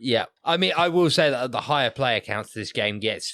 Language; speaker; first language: English; native; English